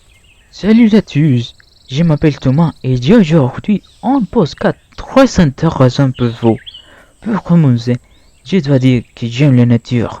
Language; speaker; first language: French; non-native, learner; Spanish